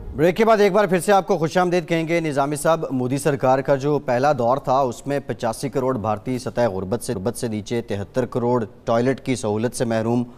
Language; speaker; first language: Urdu; native; Urdu